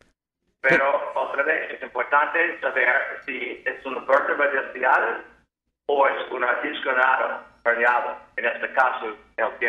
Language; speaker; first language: Spanish; non-native, fluent; English